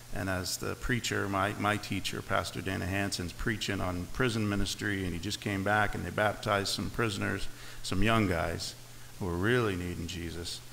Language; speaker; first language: English; native; English